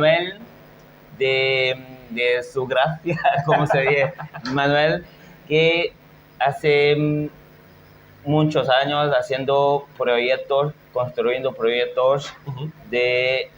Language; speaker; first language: Spanish; non-native, fluent; Portuguese